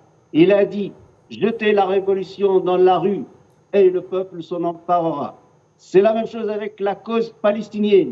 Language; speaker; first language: French; non-native, fluent; Arabic